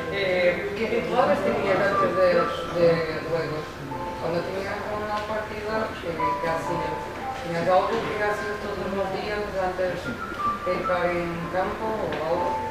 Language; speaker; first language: Spanish; non-native, learner; Portuguese